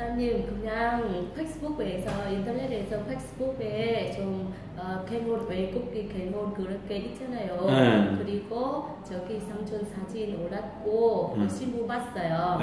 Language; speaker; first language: Korean; non-native, learner; Vietnamese